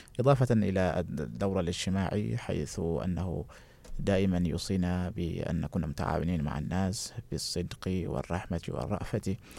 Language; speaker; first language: Arabic; non-native, fluent; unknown